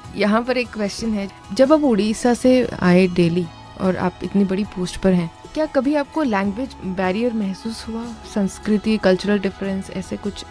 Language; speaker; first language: Hindi; non-native, local second language; Odia